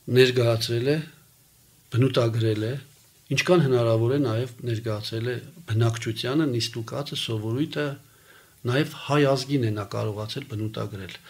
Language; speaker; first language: Armenian; native; Armenian